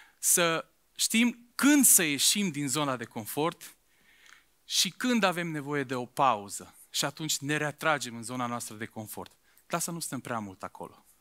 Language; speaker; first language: Romanian; non-native, local second language; Hungarian